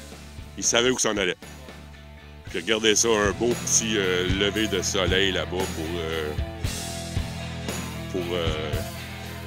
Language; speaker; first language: French; native; French